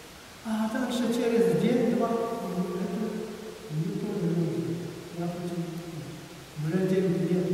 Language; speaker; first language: Russian; non-native, learner; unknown